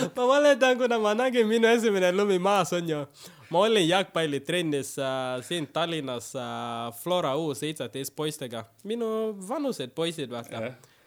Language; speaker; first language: Estonian; non-native, fluent; English